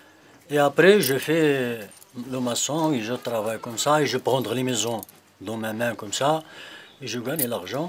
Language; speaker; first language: French; non-native, learner; Berber languages